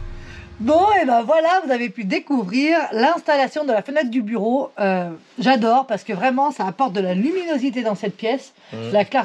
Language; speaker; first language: French; native; French